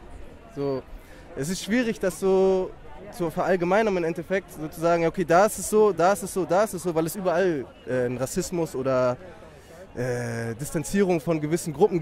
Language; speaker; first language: German; native; German